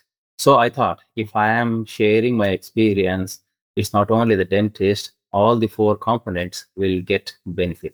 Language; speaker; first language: English; non-native, local second language; Kannada